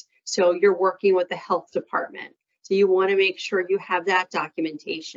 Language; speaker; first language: English; native; English